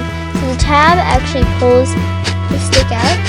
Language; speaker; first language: English; native; English